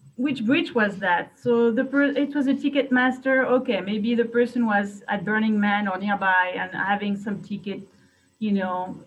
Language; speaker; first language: English; non-native, fluent; French